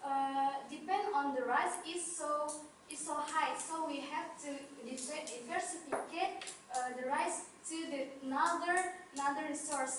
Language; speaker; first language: English; non-native, learner; Indonesian